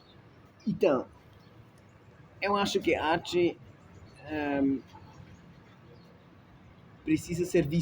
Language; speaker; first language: Portuguese; non-native, fluent; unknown